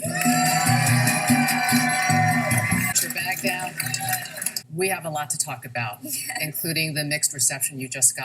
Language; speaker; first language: English; native; English